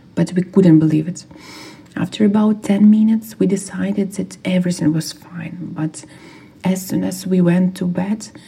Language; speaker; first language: English; non-native, fluent; Ukrainian